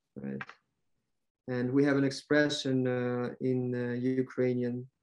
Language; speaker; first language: English; non-native, learner; Ukrainian